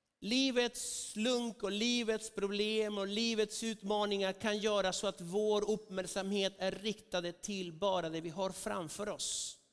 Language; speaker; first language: Swedish; non-native, fluent; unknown